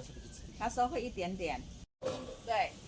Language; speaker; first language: Chinese; non-native, fluent; Indonesian